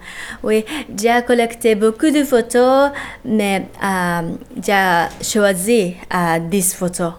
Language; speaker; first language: French; non-native, learner; Japanese